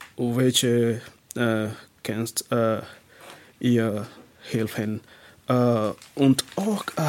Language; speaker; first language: German; non-native, learner; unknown